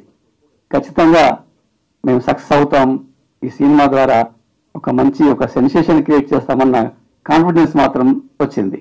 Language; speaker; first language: Telugu; native; Telugu